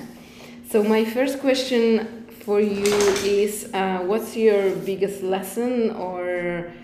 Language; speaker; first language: English; non-native, fluent; Polish